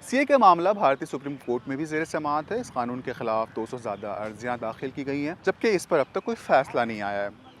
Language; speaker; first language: Urdu; native; Urdu